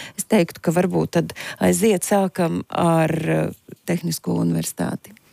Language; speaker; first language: Latvian; native; Latvian